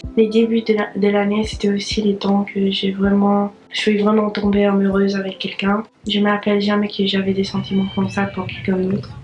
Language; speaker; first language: French; non-native, fluent; English